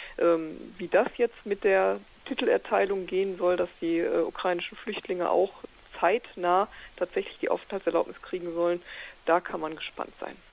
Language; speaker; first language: German; native; German